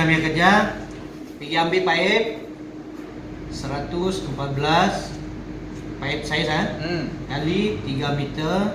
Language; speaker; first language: Malay; native; Malay